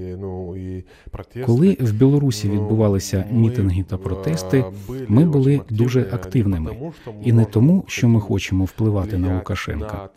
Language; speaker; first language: Ukrainian; non-native, fluent; Lithuanian